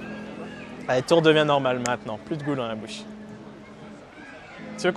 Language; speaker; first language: French; native; French